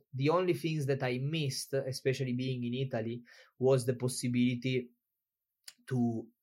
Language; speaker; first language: English; non-native, fluent; Italian